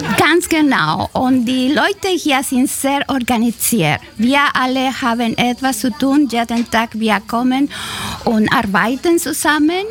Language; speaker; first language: German; non-native, learner; Spanish